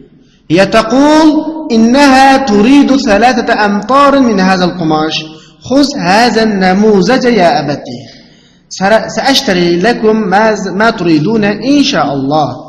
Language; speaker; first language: Arabic; non-native, fluent; Uyghur